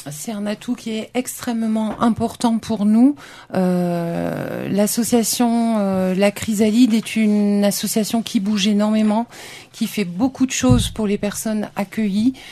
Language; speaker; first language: French; native; French